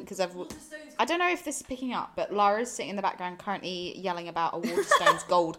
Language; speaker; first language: English; native; English